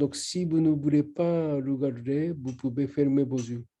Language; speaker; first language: French; non-native, learner; Japanese